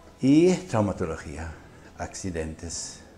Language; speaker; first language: Spanish; non-native, fluent; German